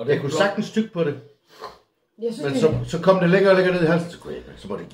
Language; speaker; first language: Danish; native; Danish